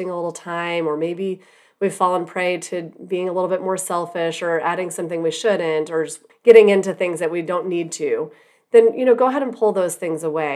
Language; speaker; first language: English; native; English